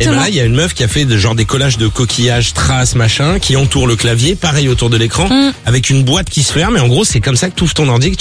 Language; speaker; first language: French; native; French